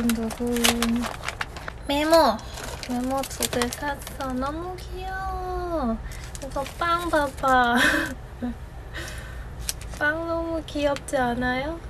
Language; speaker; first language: Korean; non-native, fluent; Chinese